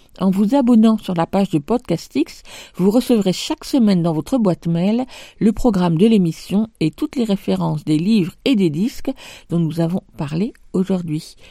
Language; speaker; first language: French; native; French